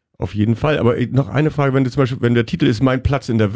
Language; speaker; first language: German; native; German